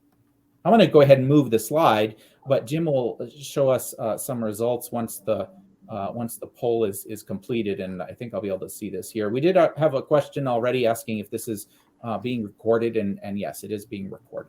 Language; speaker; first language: English; native; English